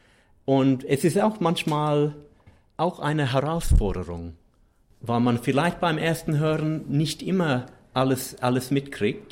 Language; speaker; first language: German; non-native, fluent; English